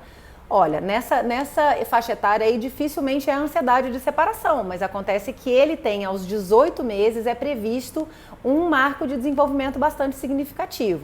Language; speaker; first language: Portuguese; native; Portuguese